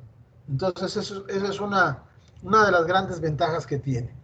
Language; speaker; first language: Spanish; native; Spanish